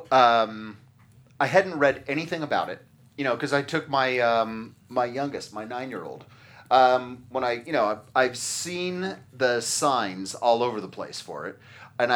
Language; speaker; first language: English; native; English